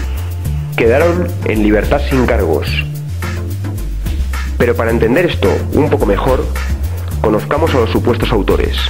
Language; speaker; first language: Spanish; native; Spanish